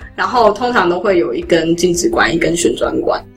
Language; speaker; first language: Chinese; native; Chinese